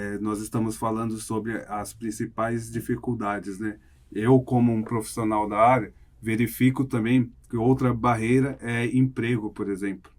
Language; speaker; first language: Portuguese; native; Portuguese